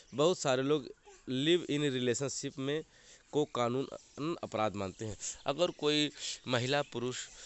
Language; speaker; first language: Hindi; native; Hindi